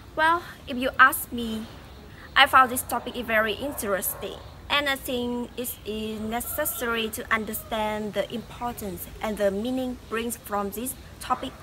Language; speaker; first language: English; non-native, fluent; Vietnamese